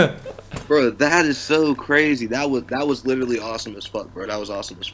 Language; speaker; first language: English; native; English